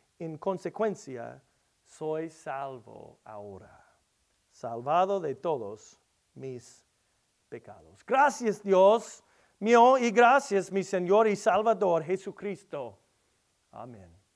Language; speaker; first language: Spanish; non-native, learner; English